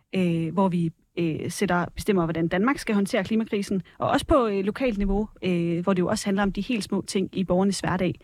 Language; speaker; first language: Danish; native; Danish